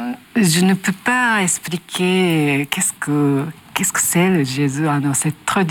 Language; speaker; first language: French; non-native, learner; Japanese